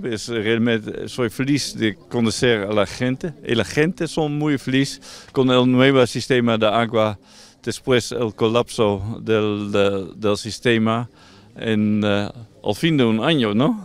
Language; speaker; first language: Spanish; non-native, learner; Dutch